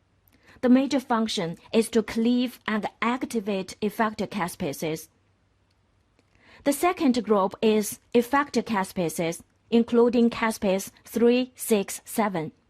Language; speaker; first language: English; non-native, fluent; Chinese